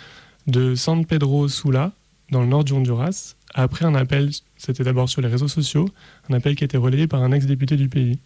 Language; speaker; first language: French; native; French